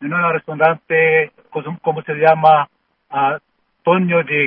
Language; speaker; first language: Spanish; non-native, learner; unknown